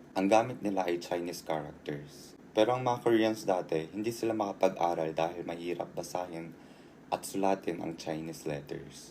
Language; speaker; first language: Filipino; early bilingual, heritage; Korean